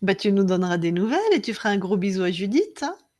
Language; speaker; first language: French; native; French